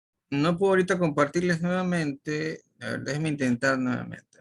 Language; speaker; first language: Spanish; native; Spanish